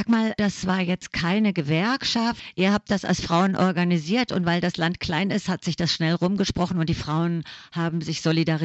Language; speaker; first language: German; native; German